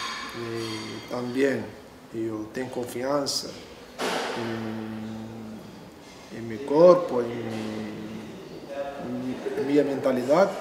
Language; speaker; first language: Portuguese; non-native, learner; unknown